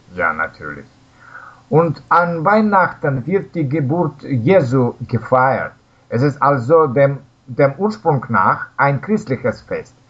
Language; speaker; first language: German; non-native, learner; Russian